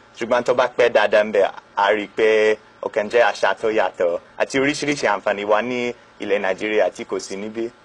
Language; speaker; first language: Yoruba; non-native, fluent; English